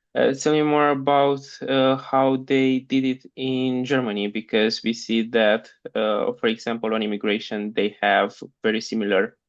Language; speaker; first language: English; non-native, fluent; Romanian